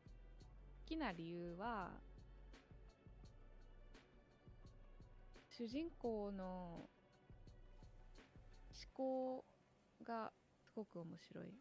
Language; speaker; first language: Japanese; non-native, fluent; English